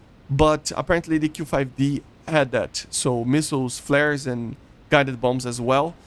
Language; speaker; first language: English; non-native, fluent; Portuguese